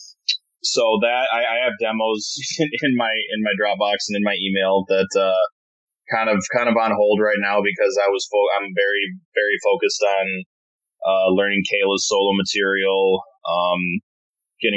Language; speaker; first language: English; native; English